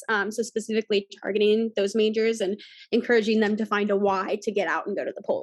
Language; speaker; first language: English; native; English